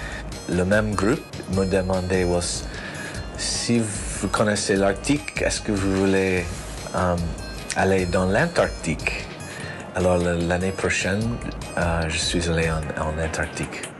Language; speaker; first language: French; non-native, learner; English